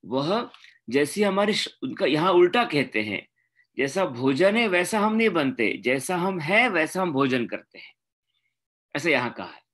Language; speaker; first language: Hindi; non-native, local second language; Marathi